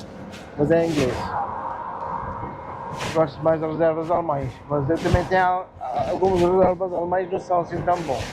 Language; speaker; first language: Portuguese; non-native, learner; German